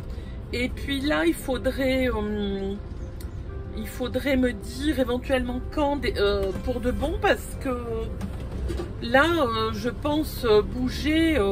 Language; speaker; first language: French; native; French